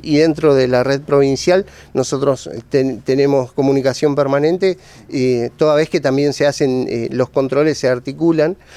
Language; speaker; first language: Spanish; native; Spanish